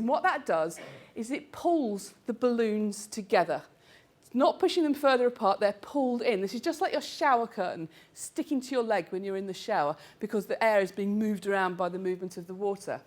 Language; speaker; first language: English; native; English